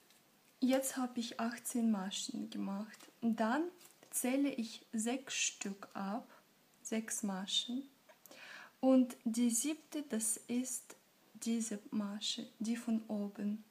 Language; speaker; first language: German; non-native, fluent; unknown